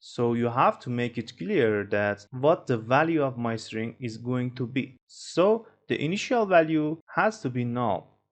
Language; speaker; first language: English; non-native, fluent; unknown